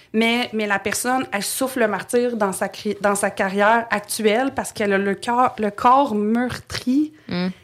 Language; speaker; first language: French; native; French